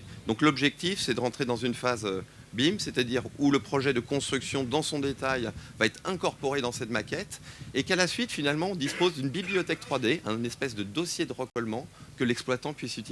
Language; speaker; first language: French; native; French